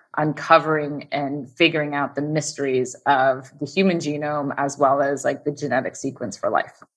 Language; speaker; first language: English; native; English